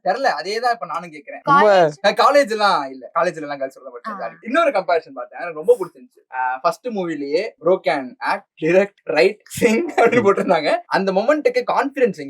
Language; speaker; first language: Tamil; native; Tamil